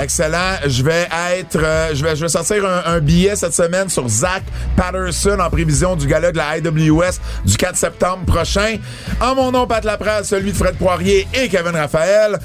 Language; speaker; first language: French; native; French